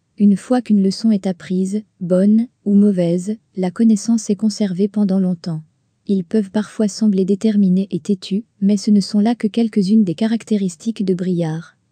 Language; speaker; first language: French; native; French